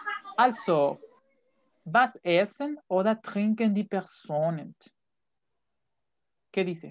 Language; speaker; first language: Spanish; native; Spanish